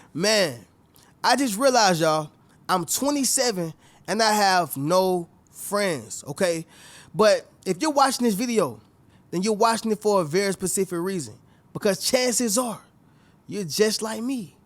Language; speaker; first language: English; native; English